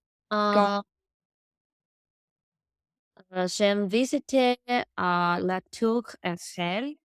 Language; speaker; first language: French; non-native, learner; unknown